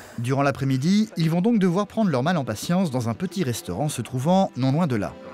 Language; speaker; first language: French; native; French